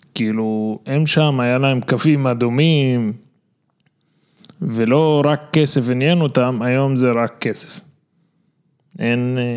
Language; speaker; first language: Hebrew; non-native, local second language; Arabic